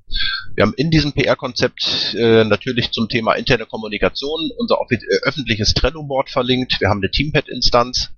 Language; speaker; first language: German; native; German